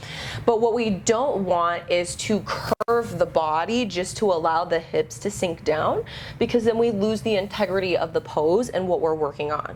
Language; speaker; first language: English; native; English